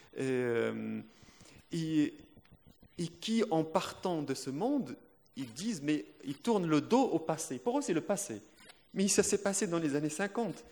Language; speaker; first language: French; non-native, local second language; Arabic